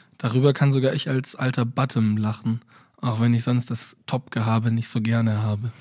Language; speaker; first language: German; native; German